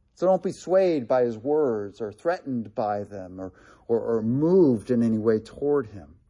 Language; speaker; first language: English; native; English